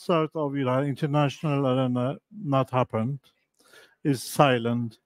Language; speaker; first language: English; non-native, learner; Persian